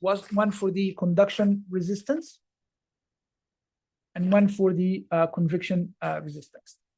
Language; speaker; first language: English; non-native, fluent; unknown